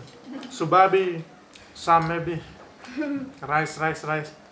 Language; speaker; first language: Hindi; non-native, local second language; Mizo